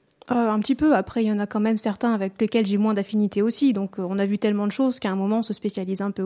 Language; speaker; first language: French; native; French